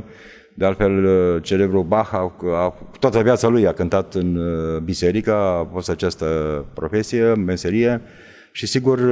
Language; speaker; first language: Romanian; native; Romanian